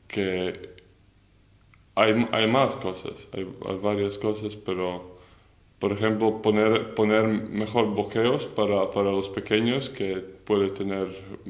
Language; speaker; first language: Spanish; non-native, learner; Latvian